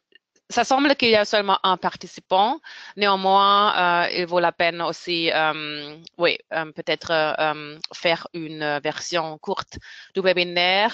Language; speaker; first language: French; non-native, fluent; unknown